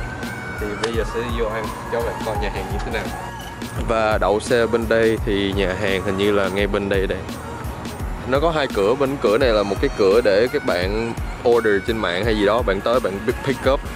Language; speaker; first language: Vietnamese; early bilingual, other home language; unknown